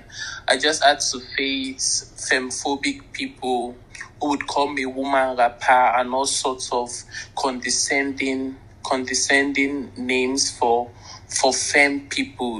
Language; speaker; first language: English; non-native, local second language; Igbo